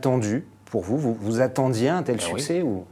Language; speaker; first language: French; native; French